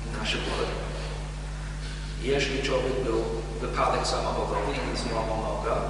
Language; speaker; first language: Polish; non-native, learner; English